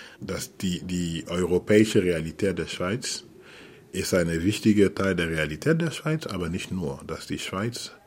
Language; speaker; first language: German; non-native, fluent; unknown